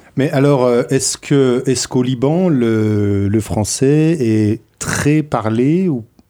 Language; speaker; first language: French; native; French